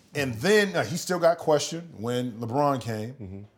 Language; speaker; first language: English; native; English